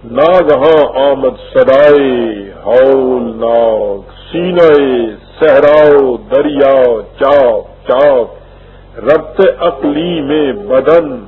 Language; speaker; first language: Urdu; native; Urdu